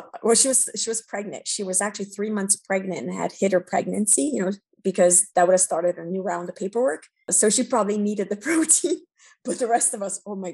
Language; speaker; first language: English; early bilingual, other home language; Romanian